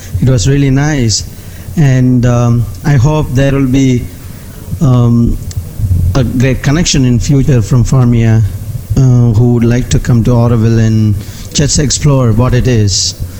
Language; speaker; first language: English; non-native, local second language; Tamil